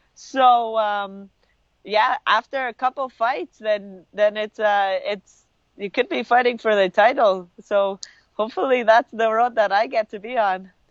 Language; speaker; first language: English; early bilingual, other home language; Lithuanian